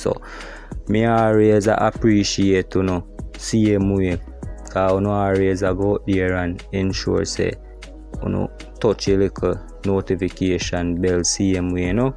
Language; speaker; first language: English; non-native, local second language; Jamaican Creole English